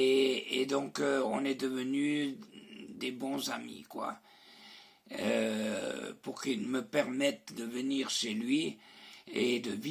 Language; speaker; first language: French; non-native, fluent; Spanish